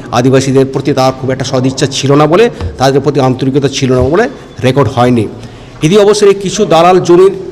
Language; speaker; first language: Bangla; native; Bangla